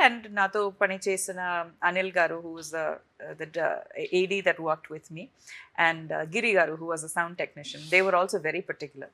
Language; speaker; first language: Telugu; non-native, fluent; Tamil